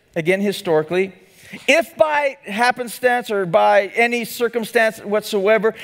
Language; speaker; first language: English; native; English